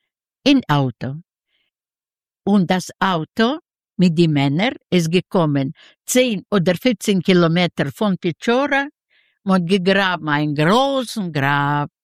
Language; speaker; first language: German; non-native, fluent; Yiddish